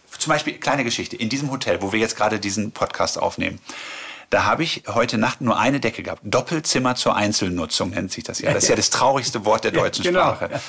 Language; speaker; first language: German; native; German